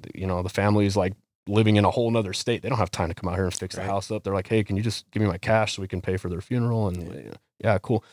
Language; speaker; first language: English; native; English